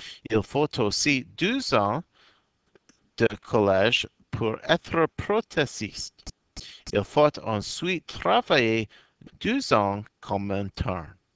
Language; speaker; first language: French; non-native, fluent; English